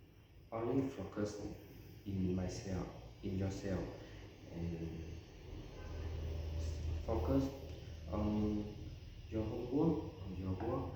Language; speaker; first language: English; non-native, learner; Vietnamese